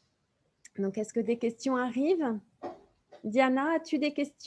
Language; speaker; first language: French; native; French